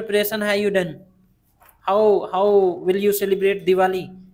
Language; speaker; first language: English; non-native, local second language; Hindi